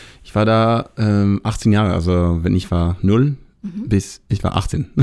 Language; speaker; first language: German; non-native, learner; Hebrew